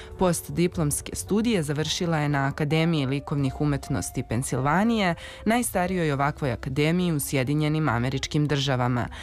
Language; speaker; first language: Serbian; native; Serbian